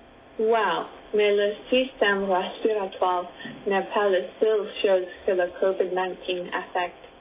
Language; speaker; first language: French; non-native, learner; English